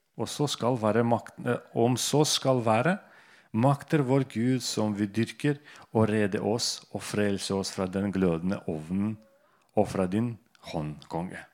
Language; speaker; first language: Norwegian; non-native, fluent; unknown